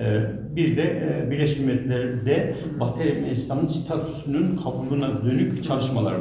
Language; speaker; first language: Turkish; native; Turkish